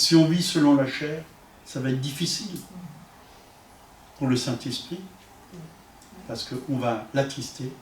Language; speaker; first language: French; native; French